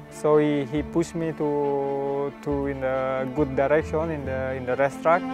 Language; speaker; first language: English; non-native, learner; Indonesian